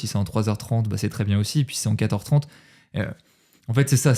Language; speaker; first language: French; native; French